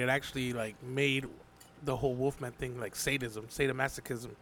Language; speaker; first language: English; early bilingual, other home language; Spanish